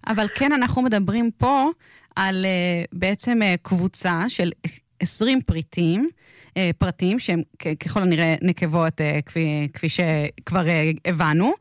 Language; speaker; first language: Hebrew; native; Hebrew